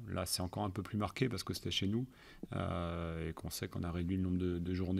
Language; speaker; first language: French; native; French